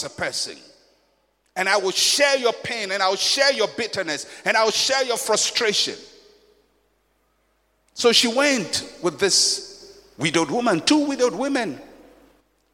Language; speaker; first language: English; non-native, local second language; Akan